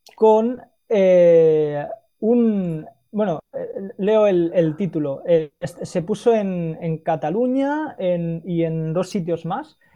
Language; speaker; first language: Spanish; non-native, local second language; Catalan